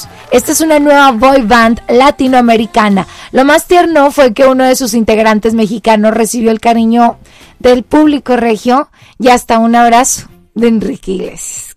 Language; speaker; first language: Spanish; native; Spanish